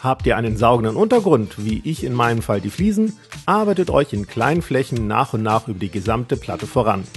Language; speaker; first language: German; native; German